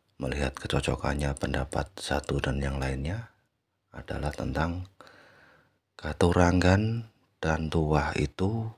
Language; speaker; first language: Indonesian; native; Indonesian